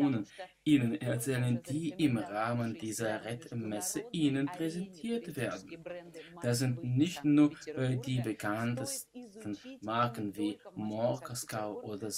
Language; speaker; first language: German; non-native, fluent; Russian